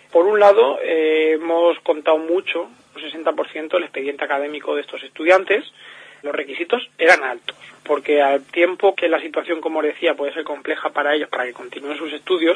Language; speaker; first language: Spanish; native; Spanish